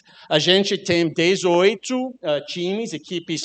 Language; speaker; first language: Portuguese; non-native, learner; English